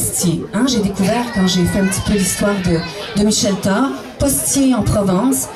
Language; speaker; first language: French; native; French